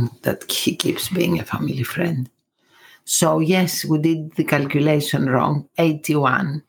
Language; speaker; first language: English; non-native, fluent; Greek